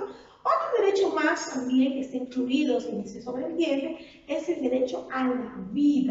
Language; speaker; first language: Spanish; native; Spanish